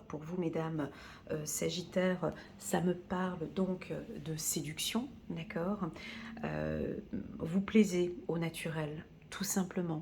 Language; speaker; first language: French; native; French